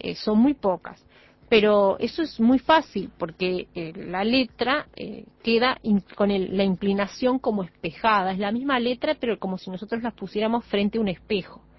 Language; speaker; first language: Spanish; native; Spanish